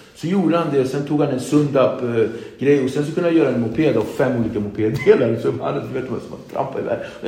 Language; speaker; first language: Swedish; early bilingual, other home language; Kabuverdianu